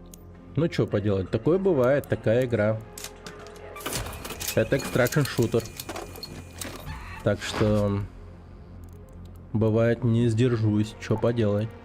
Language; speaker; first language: Russian; native; Russian